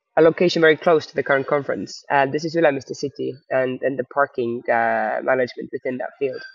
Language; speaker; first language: English; non-native, fluent; Estonian